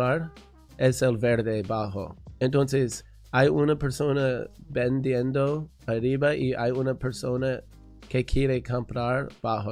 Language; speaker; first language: Spanish; non-native, learner; English